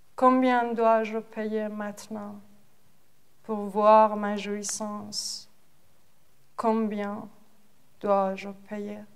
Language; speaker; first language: French; non-native, fluent; Persian